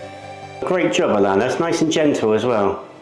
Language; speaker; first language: English; native; English